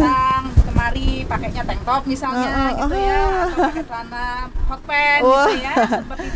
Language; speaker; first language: Indonesian; native; Indonesian